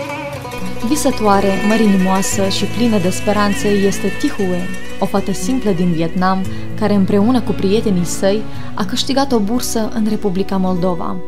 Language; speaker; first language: Romanian; native; Romanian